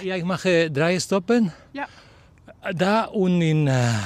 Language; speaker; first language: German; non-native, learner; Spanish